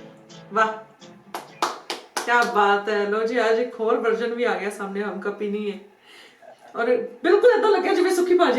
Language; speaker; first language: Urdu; non-native, local second language; Punjabi